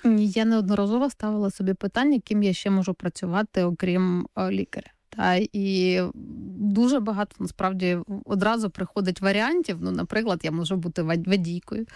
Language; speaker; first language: Ukrainian; native; Ukrainian